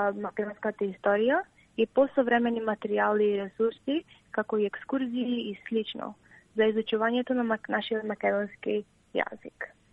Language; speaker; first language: Macedonian; early bilingual, heritage; Macedonian